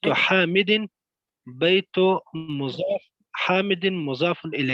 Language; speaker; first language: Arabic; non-native, learner; Pashto